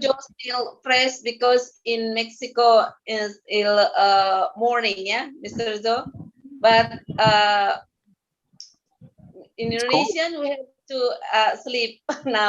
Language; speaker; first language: English; non-native, fluent; Indonesian